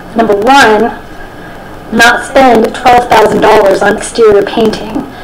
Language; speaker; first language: English; native; English